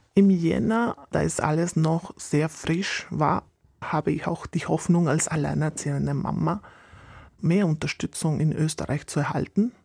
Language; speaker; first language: German; non-native, fluent; Spanish